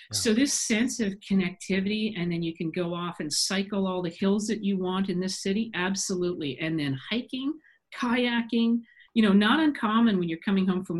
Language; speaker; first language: English; native; English